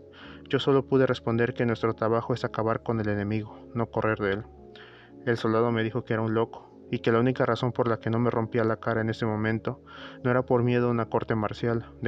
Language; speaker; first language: Spanish; native; Spanish